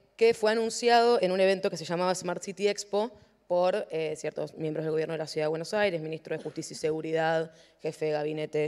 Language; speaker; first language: Spanish; native; Spanish